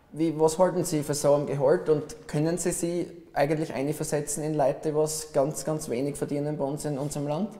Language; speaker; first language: German; native; German